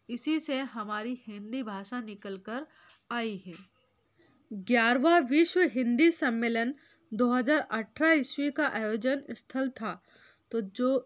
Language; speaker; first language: Hindi; native; Hindi